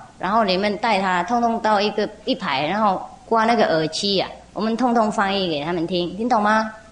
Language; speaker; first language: Chinese; non-native, fluent; Vietnamese